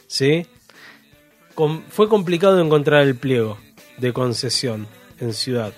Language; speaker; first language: Spanish; native; Spanish